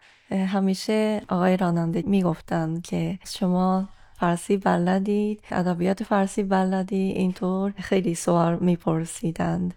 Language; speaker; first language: Persian; non-native, fluent; Japanese